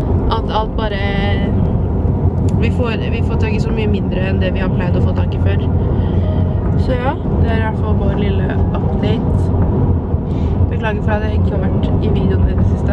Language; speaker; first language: Norwegian; early bilingual, other home language; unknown